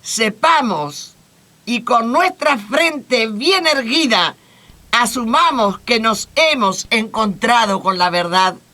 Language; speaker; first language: Spanish; native; Spanish